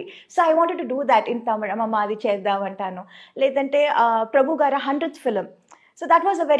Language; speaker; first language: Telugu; non-native, local second language; Tamil